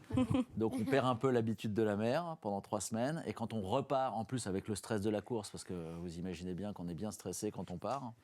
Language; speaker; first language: French; native; French